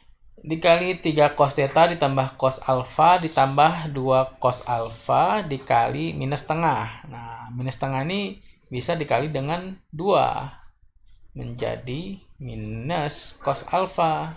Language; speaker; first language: Indonesian; native; Indonesian